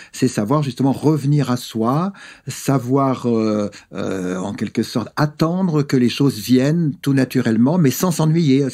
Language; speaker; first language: French; native; French